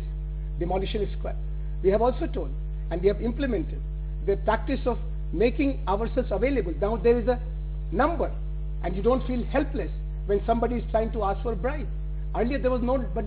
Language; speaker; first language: English; non-native, local second language; Hindi